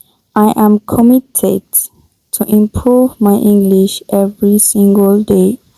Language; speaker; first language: English; non-native, learner; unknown